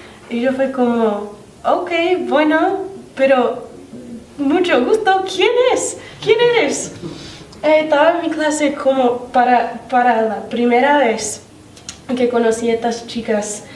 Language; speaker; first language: Spanish; non-native, fluent; English